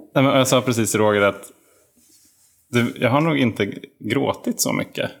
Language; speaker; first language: Swedish; native; Swedish